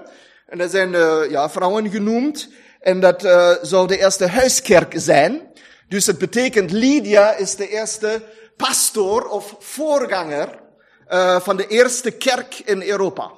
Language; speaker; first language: Dutch; non-native, fluent; German